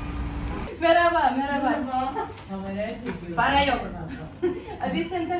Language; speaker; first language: Turkish; non-native, learner; Russian